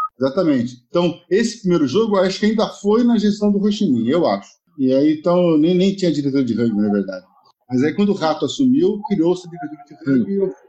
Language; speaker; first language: Portuguese; native; Portuguese